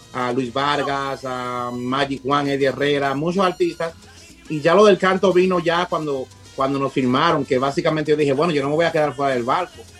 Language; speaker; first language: Spanish; native; Spanish